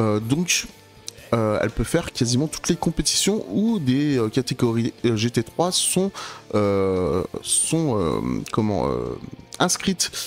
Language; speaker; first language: French; native; French